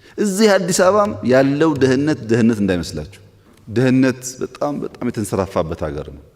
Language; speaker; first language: Amharic; non-native, local second language; Oromo